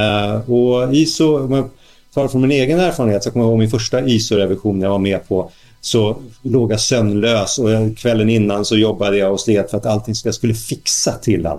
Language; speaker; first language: Swedish; native; Swedish